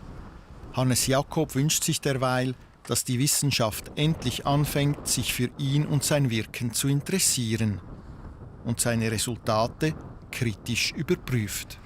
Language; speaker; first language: German; native; German